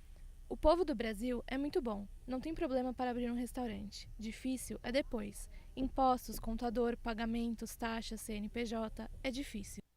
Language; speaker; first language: Portuguese; non-native, learner; Arabic